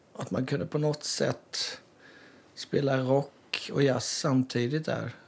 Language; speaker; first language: Swedish; native; Swedish